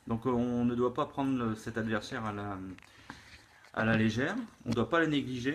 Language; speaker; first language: French; native; French